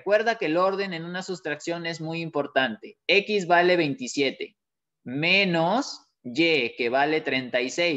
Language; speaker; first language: Spanish; native; Spanish